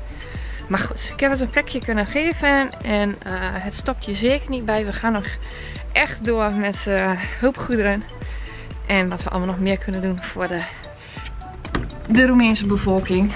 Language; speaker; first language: Dutch; native; Dutch